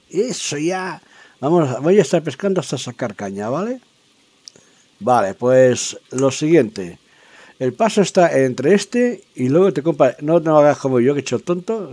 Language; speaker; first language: Spanish; native; Spanish